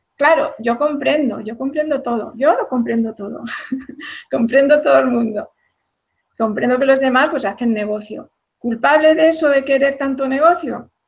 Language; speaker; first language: Spanish; native; Spanish